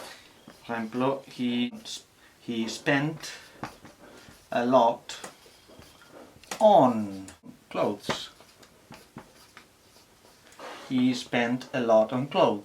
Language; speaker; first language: English; non-native, fluent; Spanish